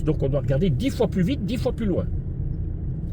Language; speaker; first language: French; native; French